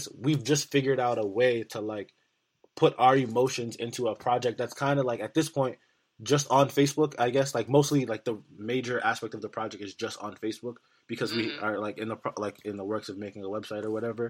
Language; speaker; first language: English; native; English